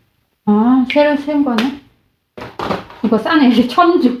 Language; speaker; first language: Korean; non-native, fluent; Vietnamese